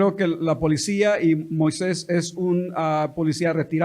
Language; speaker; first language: Spanish; native; Spanish